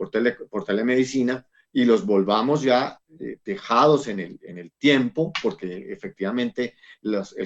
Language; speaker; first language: Spanish; native; Spanish